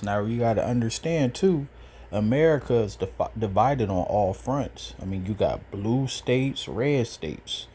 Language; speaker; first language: English; native; English